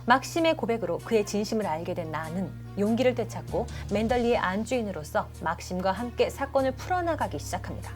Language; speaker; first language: Korean; native; Korean